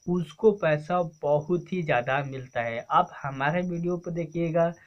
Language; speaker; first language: Hindi; native; Hindi